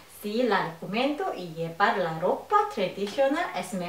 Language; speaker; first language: Spanish; non-native, learner; Korean